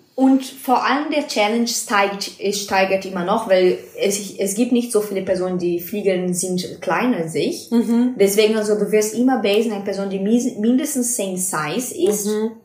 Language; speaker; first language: German; non-native, fluent; Portuguese